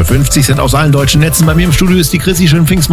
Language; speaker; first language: German; native; German